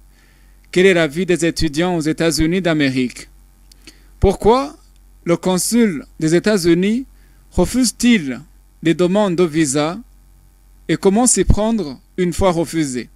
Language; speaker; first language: French; non-native, local second language; Rundi